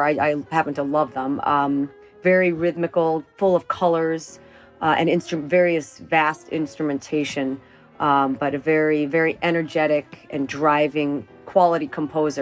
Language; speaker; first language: English; native; English